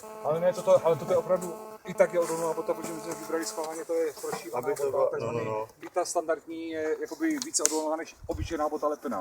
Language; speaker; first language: Czech; native; Czech